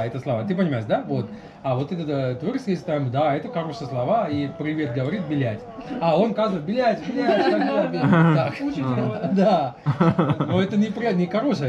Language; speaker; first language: Russian; non-native, learner; Sinhala